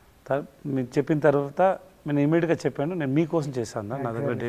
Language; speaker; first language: Telugu; non-native, learner; Tamil